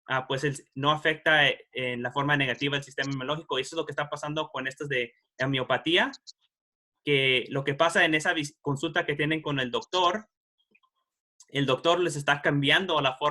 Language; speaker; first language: Spanish; early bilingual, heritage; Spanish